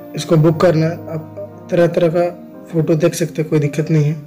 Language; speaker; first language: Hindi; native; Hindi